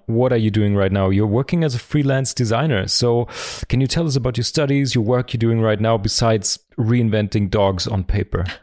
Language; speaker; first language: English; non-native, fluent; German